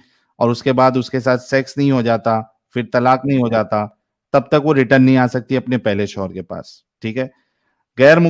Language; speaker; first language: Hindi; native; Hindi